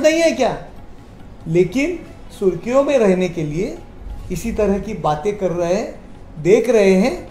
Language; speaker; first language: Hindi; non-native, local second language; Marathi